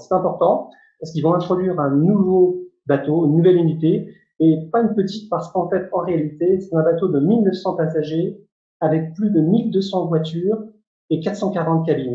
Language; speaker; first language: French; native; French